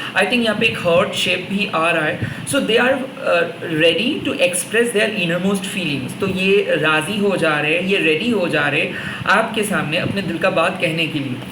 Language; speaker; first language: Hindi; non-native, local second language; Bangla